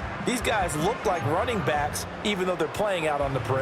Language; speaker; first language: English; native; English